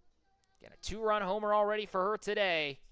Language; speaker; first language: English; native; English